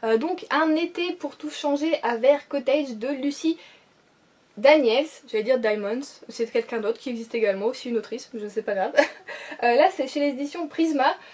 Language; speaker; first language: French; native; French